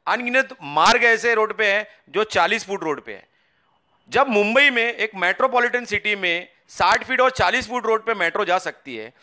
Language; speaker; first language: Hindi; non-native, local second language; Urdu